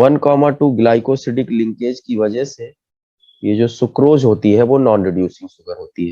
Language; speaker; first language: Hindi; native; Hindi